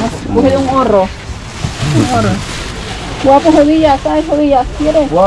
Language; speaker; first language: Spanish; non-native, fluent; Filipino